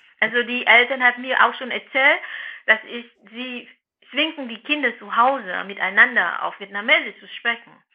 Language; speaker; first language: German; non-native, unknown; Vietnamese